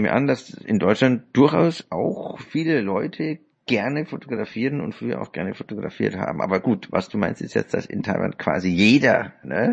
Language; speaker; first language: German; native; German